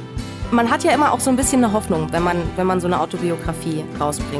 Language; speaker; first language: German; native; German